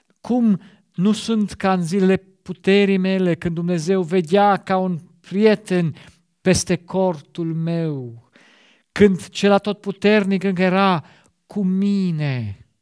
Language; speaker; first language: Romanian; non-native, fluent; German